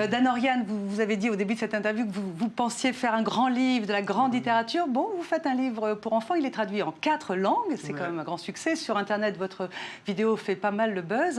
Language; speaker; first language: French; native; French